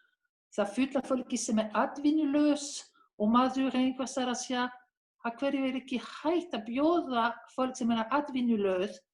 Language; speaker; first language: Icelandic; non-native, learner; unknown